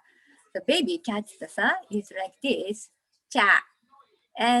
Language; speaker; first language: English; non-native, learner; Japanese